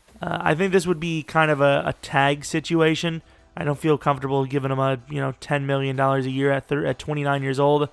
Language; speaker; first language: English; native; English